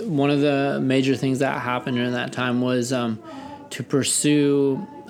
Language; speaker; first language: English; early bilingual, other home language; Russian